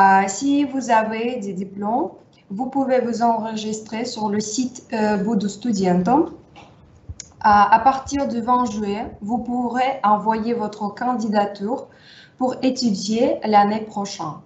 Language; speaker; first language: French; non-native, fluent; Russian